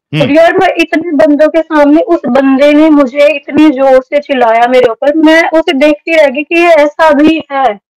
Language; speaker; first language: Hindi; native; Hindi